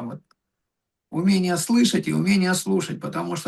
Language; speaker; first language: Russian; native; Russian